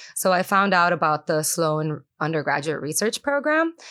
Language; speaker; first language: English; non-native, fluent; Spanish